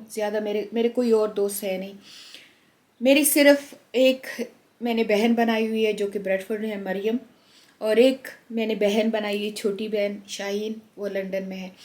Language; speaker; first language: Urdu; non-native, local second language; Pashto